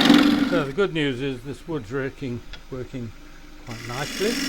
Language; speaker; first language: English; native; English